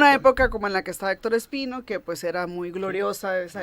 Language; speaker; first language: Spanish; native; Spanish